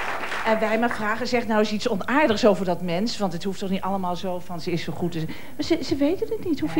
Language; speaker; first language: Dutch; native; Dutch